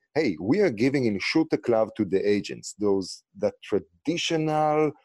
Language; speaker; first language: English; non-native, fluent; Hebrew